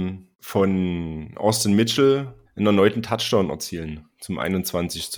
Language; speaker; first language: German; native; German